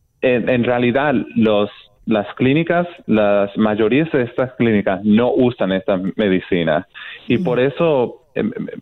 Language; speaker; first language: Spanish; non-native, fluent; English